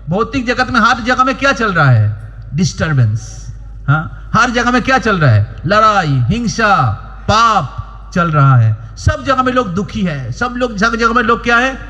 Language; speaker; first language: Hindi; non-native, local second language; Bangla